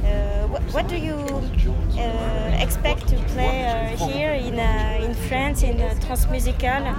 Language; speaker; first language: English; non-native, learner; French